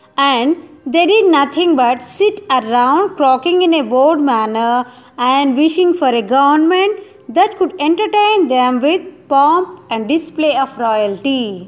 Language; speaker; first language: English; non-native, local second language; Telugu